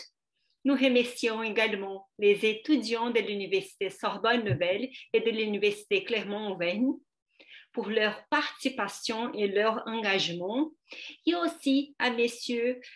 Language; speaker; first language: French; non-native, fluent; Portuguese